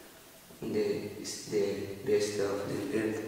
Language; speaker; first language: German; non-native, learner; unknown